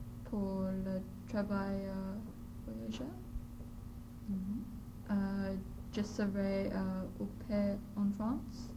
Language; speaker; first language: French; non-native, learner; English